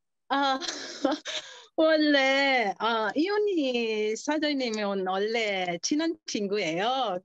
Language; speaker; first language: Korean; non-native, learner; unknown